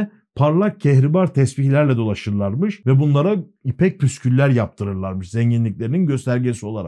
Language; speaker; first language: Turkish; native; Turkish